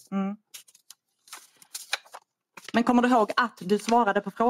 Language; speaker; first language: Swedish; native; Swedish